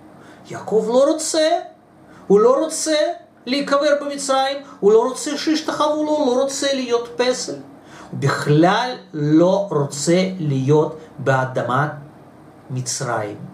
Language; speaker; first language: Hebrew; non-native, fluent; Russian